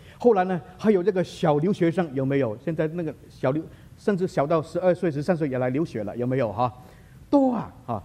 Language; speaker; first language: Chinese; native; Chinese